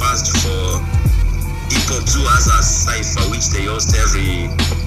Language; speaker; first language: English; non-native, local second language; Swahili